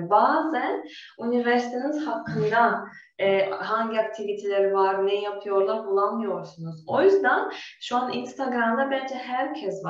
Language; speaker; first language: Turkish; non-native, fluent; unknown